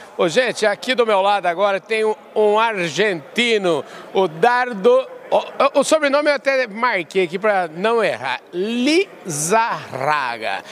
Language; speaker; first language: Portuguese; native; Portuguese